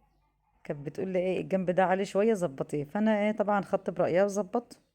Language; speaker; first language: Arabic; native; Arabic